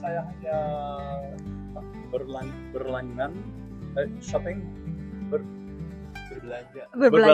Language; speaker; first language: Indonesian; non-native, learner; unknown